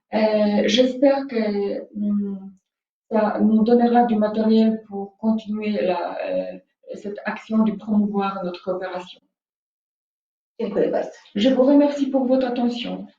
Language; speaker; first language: French; non-native, fluent; Polish